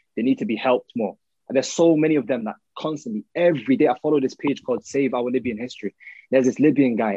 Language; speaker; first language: English; early bilingual, other home language; Arabic